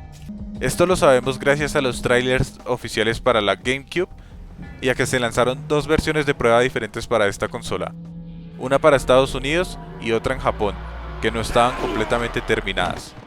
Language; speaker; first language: Spanish; native; Spanish